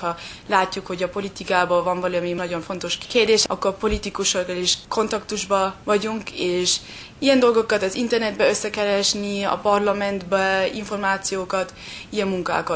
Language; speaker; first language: Hungarian; early bilingual, heritage; German